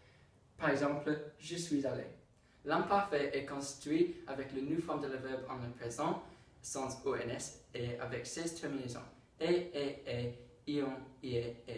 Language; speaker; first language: French; non-native, learner; English